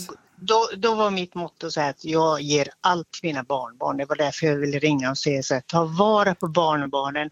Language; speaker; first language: Swedish; native; Swedish